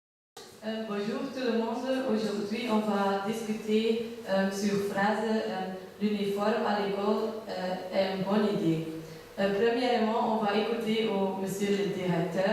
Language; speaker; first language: French; non-native, learner; Dutch